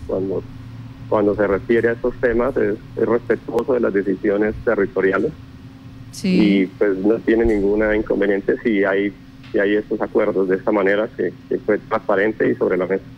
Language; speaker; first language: Spanish; native; Spanish